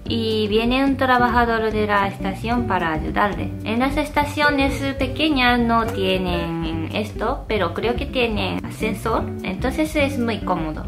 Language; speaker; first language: Spanish; non-native, fluent; Japanese